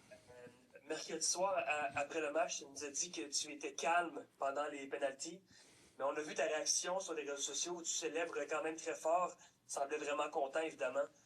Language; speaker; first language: French; native; French